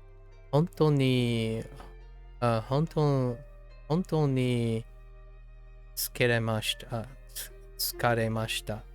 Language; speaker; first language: Japanese; non-native, learner; English